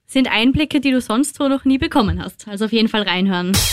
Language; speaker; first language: German; native; German